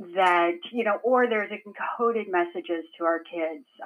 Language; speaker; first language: English; native; English